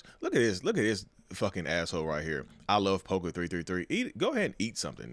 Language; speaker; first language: English; native; English